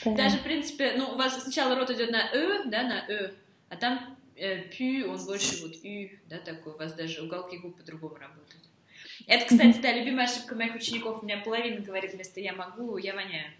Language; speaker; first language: Russian; native; Russian